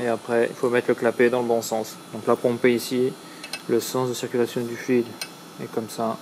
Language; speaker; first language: French; native; French